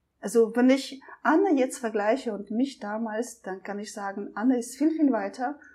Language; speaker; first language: German; non-native, fluent; Russian